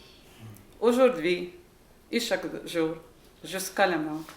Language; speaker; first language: French; non-native, learner; Ukrainian